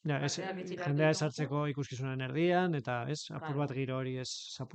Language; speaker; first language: Basque; native; Basque